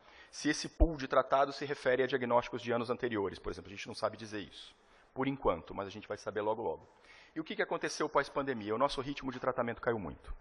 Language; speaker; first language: Portuguese; native; Portuguese